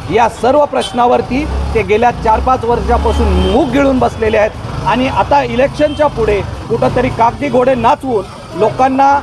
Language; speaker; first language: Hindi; non-native, local second language; Marathi